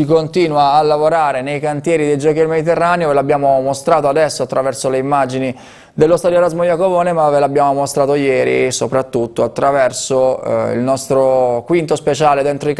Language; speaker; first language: Italian; native; Italian